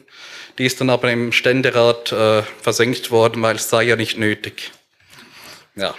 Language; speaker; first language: German; native; German